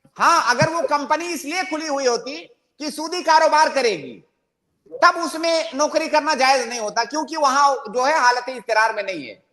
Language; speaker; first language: Urdu; native; Urdu